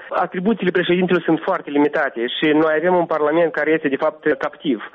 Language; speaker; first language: Romanian; non-native, local second language; Gagauz